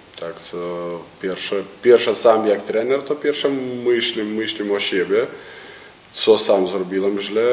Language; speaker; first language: Polish; non-native, learner; Lithuanian